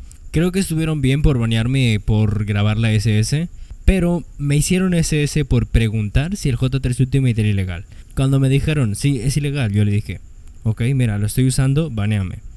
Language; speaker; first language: Spanish; native; Spanish